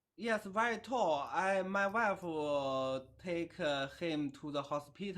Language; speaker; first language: English; non-native, learner; Chinese